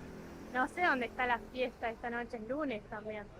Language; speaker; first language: Spanish; native; Spanish